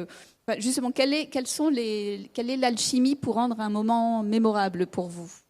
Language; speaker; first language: French; native; French